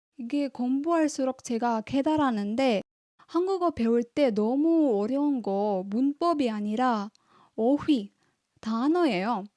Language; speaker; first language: Korean; non-native, fluent; Tamil